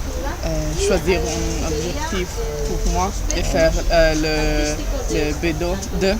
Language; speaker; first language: French; non-native, learner; Italian